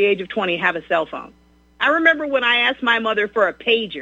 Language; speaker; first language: English; native; English